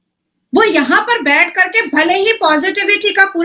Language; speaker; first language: Hindi; native; Hindi